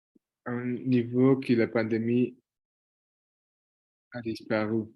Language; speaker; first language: French; non-native, fluent; Portuguese